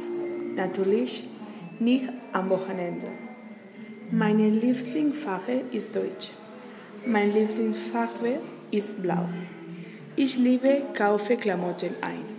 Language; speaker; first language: German; non-native, learner; Catalan